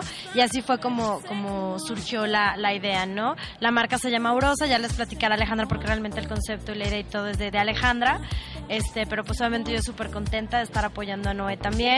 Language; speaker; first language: Spanish; native; Spanish